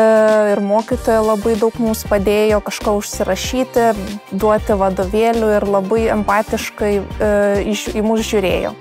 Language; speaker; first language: Lithuanian; non-native, local second language; Polish